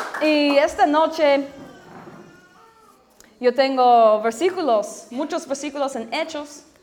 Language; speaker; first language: Spanish; non-native, learner; English